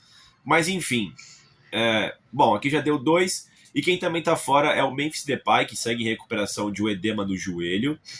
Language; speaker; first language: Portuguese; native; Portuguese